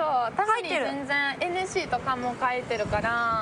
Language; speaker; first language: Japanese; non-native, fluent; Italian